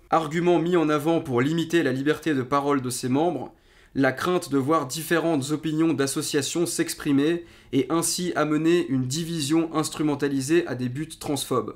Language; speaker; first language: French; native; French